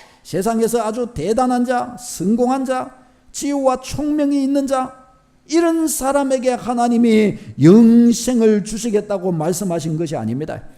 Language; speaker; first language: Korean; native; Korean